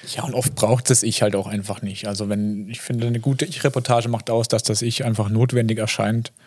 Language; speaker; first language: German; native; German